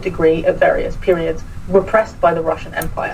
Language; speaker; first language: English; native; English